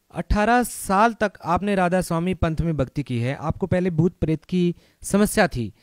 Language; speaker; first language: Hindi; native; Hindi